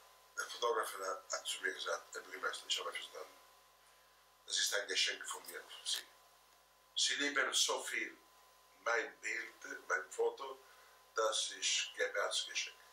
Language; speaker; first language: German; non-native, fluent; Italian